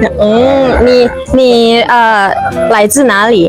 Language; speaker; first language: Chinese; non-native, learner; Thai